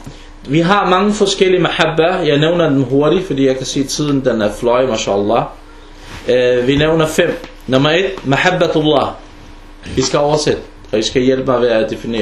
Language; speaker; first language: Danish; non-native, fluent; Arabic